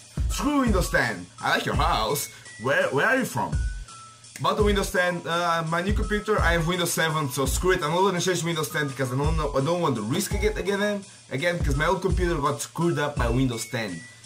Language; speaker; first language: English; non-native, fluent; Portuguese